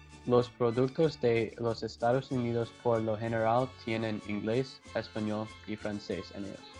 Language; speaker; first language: Spanish; non-native, learner; English